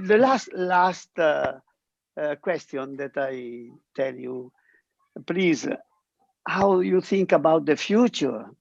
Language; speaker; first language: English; non-native, learner; Italian